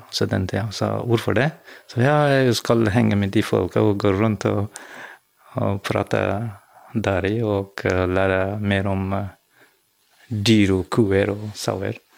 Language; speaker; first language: Norwegian; non-native, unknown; Hazaragi